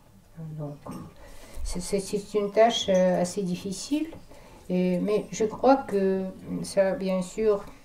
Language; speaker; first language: French; non-native, fluent; Russian